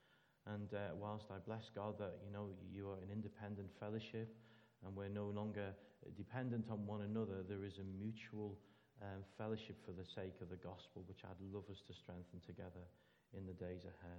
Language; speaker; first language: English; native; English